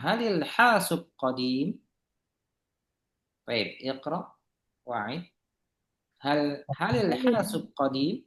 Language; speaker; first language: Arabic; non-native, fluent; Indonesian